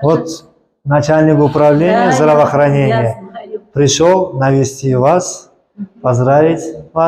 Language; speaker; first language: Russian; non-native, local second language; Uzbek